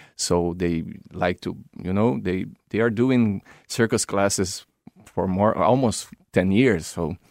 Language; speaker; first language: English; non-native, fluent; Portuguese